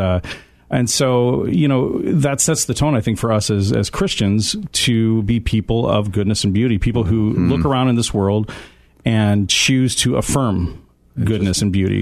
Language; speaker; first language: English; native; English